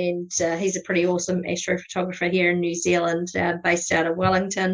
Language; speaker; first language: English; native; English